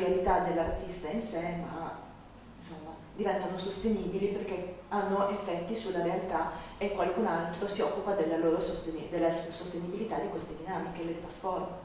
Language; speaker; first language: Italian; native; Italian